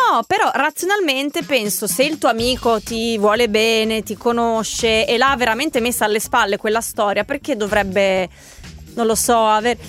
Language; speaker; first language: Italian; native; Italian